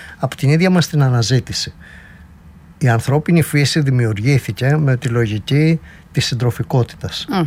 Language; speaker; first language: Greek; native; Greek